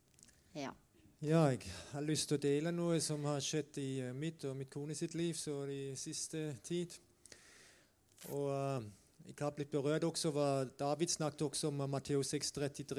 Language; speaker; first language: Norwegian; non-native, fluent; German